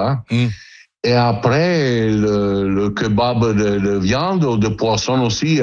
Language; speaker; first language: French; non-native, learner; Italian